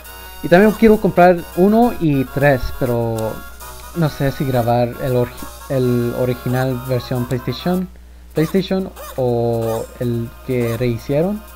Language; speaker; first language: Spanish; early bilingual, heritage; Spanish